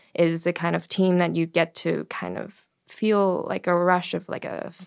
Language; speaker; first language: English; native; English